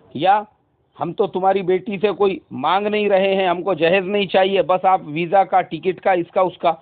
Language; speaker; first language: Urdu; native; Urdu